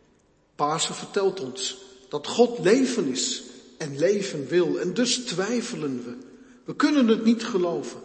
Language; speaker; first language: Dutch; native; Dutch